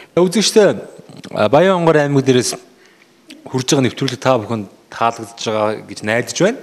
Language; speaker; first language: Mongolian; native; Mongolian